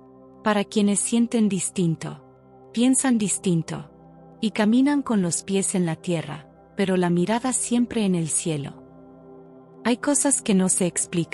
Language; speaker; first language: Spanish; native; Spanish